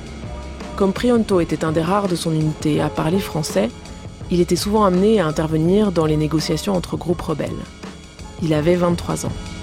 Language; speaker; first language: French; native; French